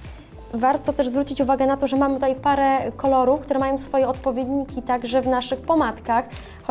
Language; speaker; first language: Polish; native; Polish